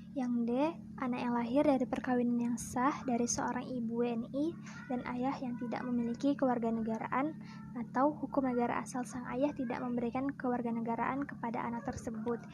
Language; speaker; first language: Indonesian; native; Indonesian